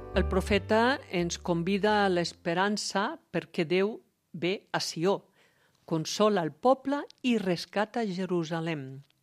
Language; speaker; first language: Catalan; native; Catalan